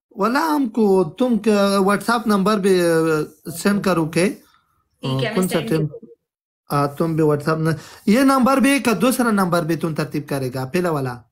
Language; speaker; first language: Hindi; non-native, local second language; Pashto